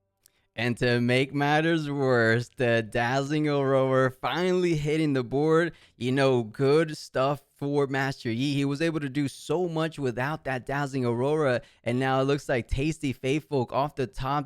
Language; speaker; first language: English; native; English